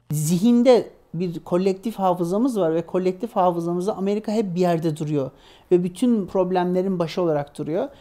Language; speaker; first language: Turkish; native; Turkish